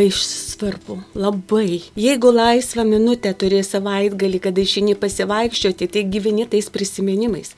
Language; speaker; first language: Lithuanian; native; Lithuanian